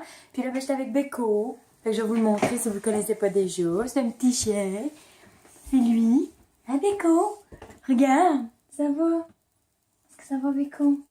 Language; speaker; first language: French; native; French